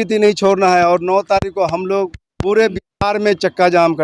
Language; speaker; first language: Hindi; native; Hindi